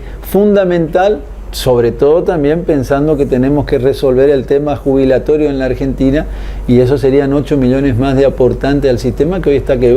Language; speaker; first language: Spanish; native; Spanish